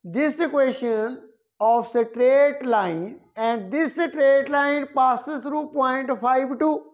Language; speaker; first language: English; non-native, local second language; Punjabi